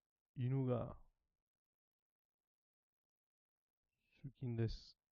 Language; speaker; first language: Japanese; non-native, learner; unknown